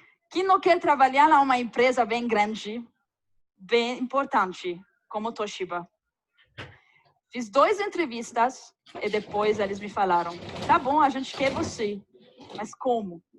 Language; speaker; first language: Portuguese; non-native, fluent; Arabic